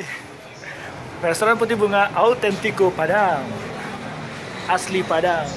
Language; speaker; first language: Indonesian; native; Indonesian